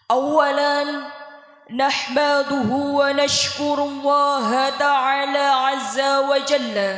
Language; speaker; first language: Arabic; non-native, learner; Indonesian